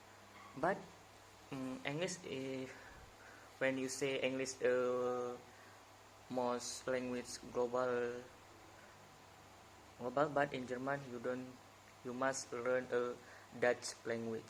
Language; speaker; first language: English; non-native, learner; Indonesian